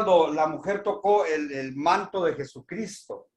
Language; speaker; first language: Spanish; native; Spanish